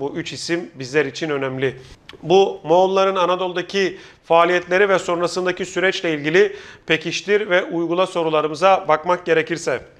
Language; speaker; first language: Turkish; native; Turkish